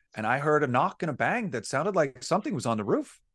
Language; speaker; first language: English; native; English